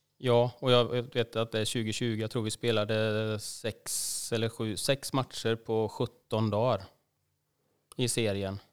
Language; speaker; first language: Swedish; native; Swedish